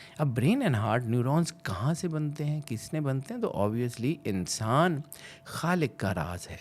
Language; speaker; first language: Urdu; non-native, local second language; Punjabi